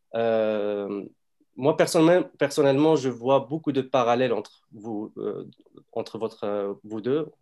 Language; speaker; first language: French; non-native, fluent; Arabic